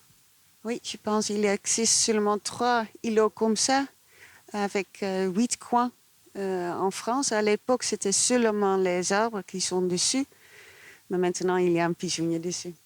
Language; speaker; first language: French; non-native, fluent; Dutch